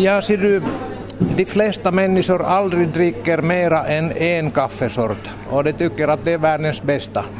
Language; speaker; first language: Swedish; non-native, local second language; Finnish